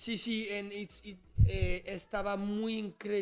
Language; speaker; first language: Spanish; non-native, learner; French